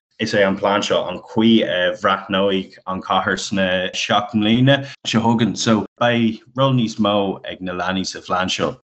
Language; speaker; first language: Irish; non-native, local second language; English